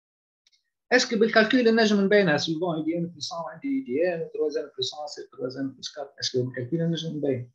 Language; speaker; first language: French; non-native, local second language; Arabic